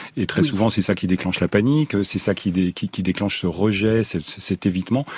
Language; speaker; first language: French; native; French